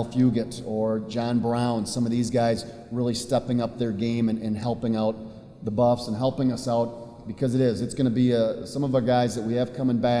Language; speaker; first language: English; native; English